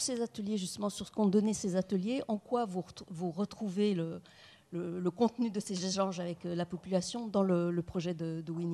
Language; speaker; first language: French; native; French